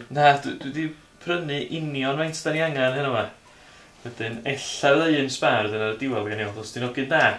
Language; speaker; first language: Welsh; native; Welsh